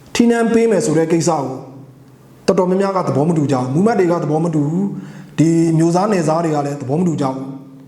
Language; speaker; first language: Burmese; non-native, local second language; Mon